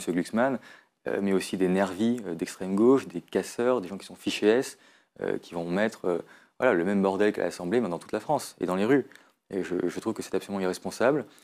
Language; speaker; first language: French; native; French